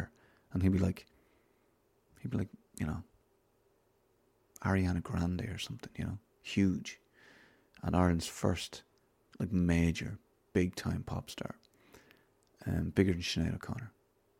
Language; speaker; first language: English; native; English